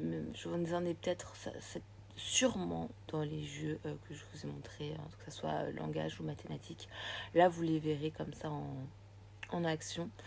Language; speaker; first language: French; native; French